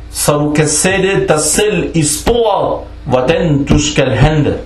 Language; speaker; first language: Danish; non-native, fluent; Arabic